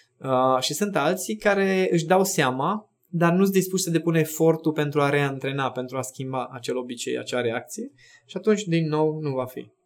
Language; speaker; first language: Romanian; non-native, local second language; Hungarian